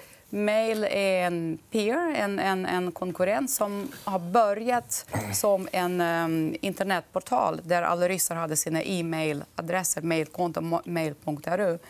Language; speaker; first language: Swedish; non-native, fluent; Russian